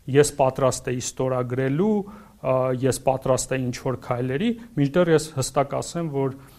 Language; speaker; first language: Armenian; native; Armenian